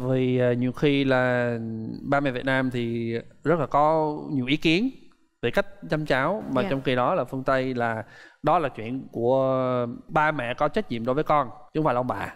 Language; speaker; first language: Vietnamese; non-native, fluent; English